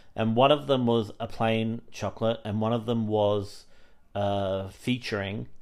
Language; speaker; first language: English; native; English